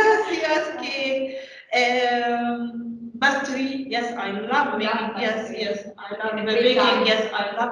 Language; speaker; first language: English; non-native, learner; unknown